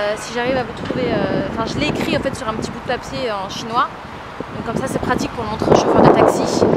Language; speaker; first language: French; native; French